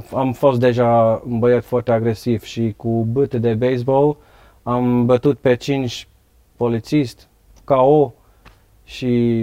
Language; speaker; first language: Romanian; non-native, learner; Dutch